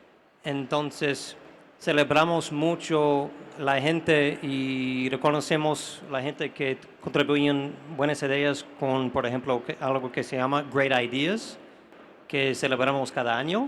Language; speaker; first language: Spanish; non-native, fluent; English